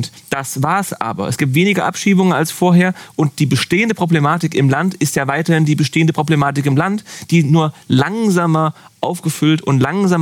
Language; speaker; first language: German; native; German